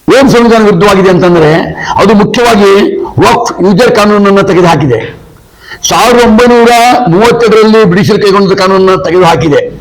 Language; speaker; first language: Kannada; non-native, local second language; Urdu